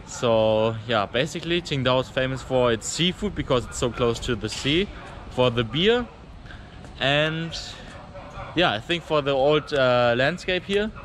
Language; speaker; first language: English; non-native, fluent; German